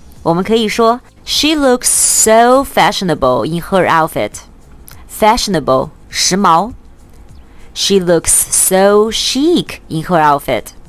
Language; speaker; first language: English; non-native, fluent; Chinese